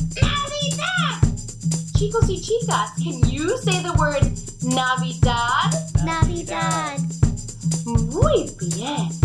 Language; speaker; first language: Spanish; non-native, fluent; English